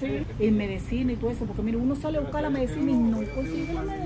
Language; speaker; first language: Spanish; native; Spanish